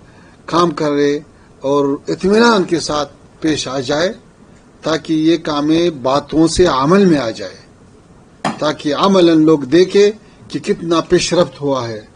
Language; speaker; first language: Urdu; non-native, fluent; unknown